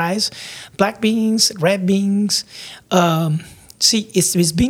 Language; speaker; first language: English; non-native, fluent; Spanish